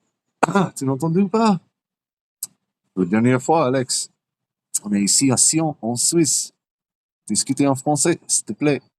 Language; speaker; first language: French; non-native, learner; English